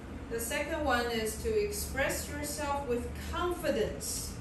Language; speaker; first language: English; non-native, fluent; Chinese